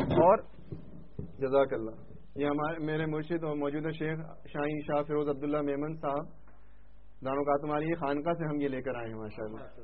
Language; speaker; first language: Urdu; native; Urdu